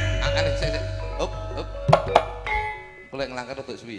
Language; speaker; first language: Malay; non-native, local second language; Javanese